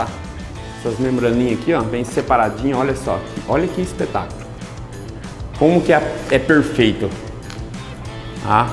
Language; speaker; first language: Portuguese; native; Portuguese